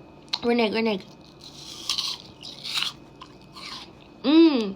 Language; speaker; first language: Filipino; early bilingual, heritage; Filipino